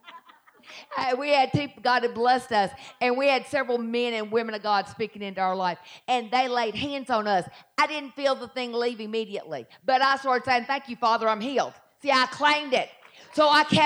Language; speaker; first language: English; native; English